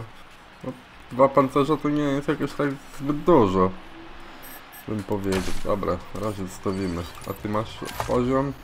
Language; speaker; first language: Polish; native; Polish